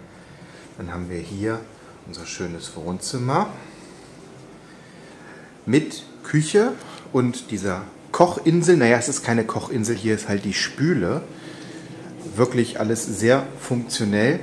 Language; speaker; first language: German; native; German